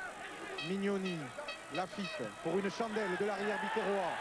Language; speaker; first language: French; native; French